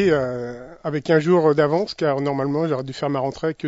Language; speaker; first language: French; native; French